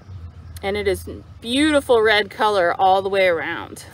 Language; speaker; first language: English; native; English